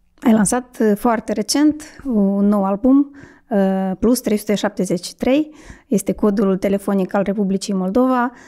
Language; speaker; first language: Romanian; native; Romanian